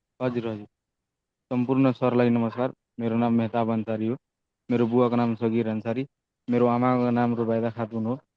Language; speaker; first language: Nepali; non-native, local second language; Bhojpuri